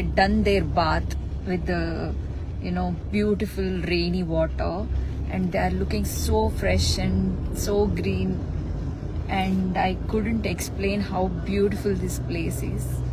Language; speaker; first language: English; non-native, local second language; Telugu